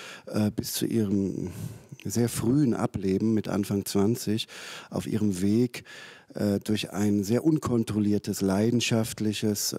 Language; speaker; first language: German; native; German